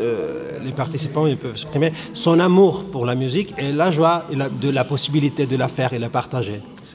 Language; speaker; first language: French; non-native, fluent; Spanish